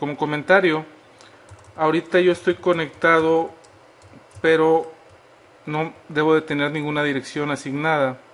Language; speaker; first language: Spanish; native; Spanish